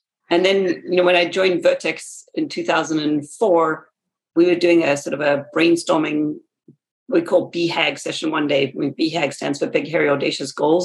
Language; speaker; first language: English; native; English